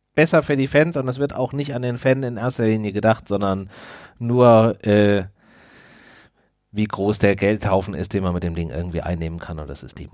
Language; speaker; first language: German; native; German